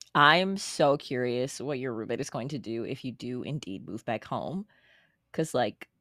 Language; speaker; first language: English; native; English